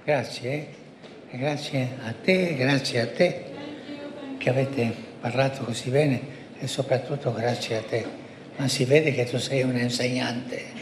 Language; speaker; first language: Italian; non-native, fluent; Spanish